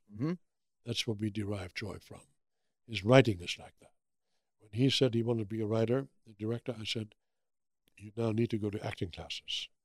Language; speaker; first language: English; early bilingual, other home language; German